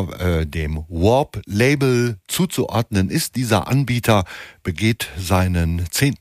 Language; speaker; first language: German; native; German